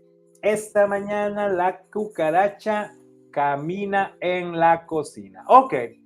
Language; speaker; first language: Spanish; non-native, fluent; English